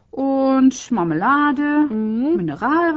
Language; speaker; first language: German; non-native, fluent; Finnish